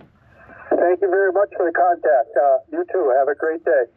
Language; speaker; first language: English; native; English